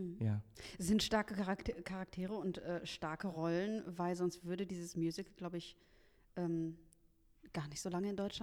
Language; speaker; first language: German; native; German